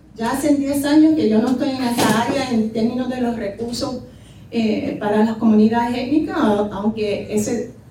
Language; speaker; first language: Spanish; early bilingual, heritage; Spanish